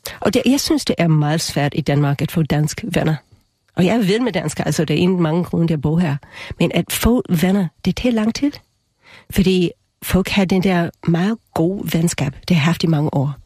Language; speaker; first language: Danish; non-native, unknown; English